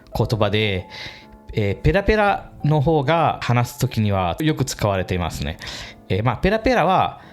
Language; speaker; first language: Japanese; non-native, fluent; English